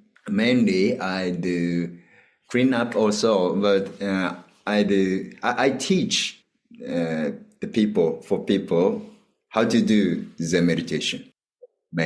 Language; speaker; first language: English; non-native, learner; Japanese